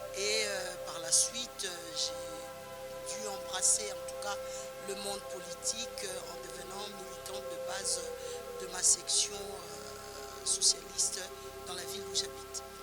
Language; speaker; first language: French; non-native, local second language; Lingala